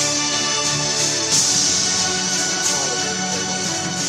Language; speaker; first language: English; native; English